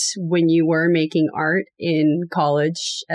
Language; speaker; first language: English; native; English